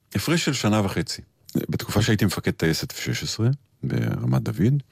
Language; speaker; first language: Hebrew; native; Hebrew